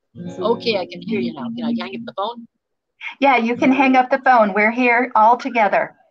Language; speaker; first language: English; non-native, fluent; Hebrew